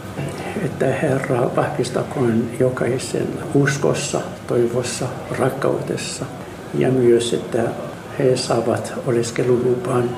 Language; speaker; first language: Finnish; non-native, fluent; Arabic